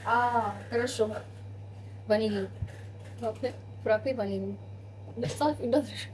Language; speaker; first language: Russian; non-native, learner; Amharic